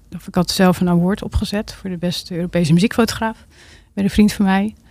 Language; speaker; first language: Dutch; native; Dutch